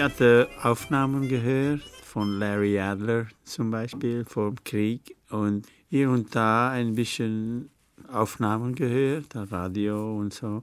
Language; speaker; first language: German; non-native, fluent; French